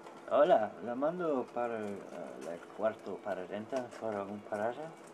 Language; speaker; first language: Spanish; non-native, learner; English